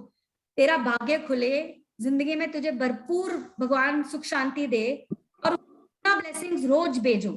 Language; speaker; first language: Hindi; native; Hindi